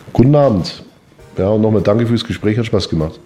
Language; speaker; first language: German; native; German